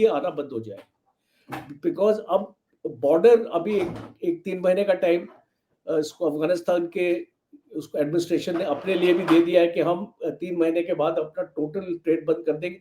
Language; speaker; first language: Hindi; native; Hindi